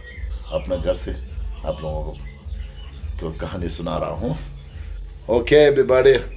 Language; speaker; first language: Hindi; non-native, local second language; Tibetan